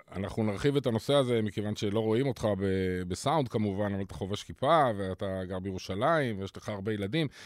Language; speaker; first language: Hebrew; non-native, fluent; English